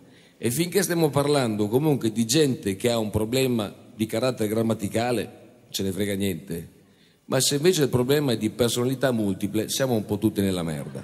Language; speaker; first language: Italian; native; Italian